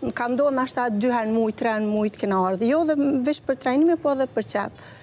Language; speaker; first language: Albanian; early bilingual, heritage; Albanian